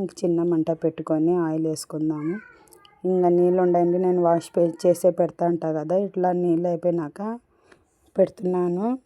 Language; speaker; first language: Telugu; non-native, local second language; Urdu